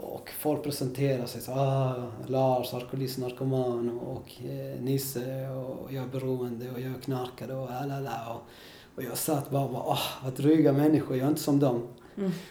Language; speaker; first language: Swedish; early bilingual, other home language; Spanish